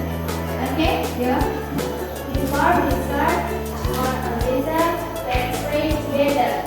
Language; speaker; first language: English; non-native, local second language; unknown